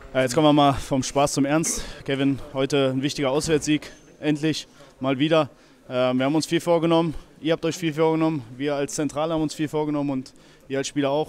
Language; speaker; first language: German; native; German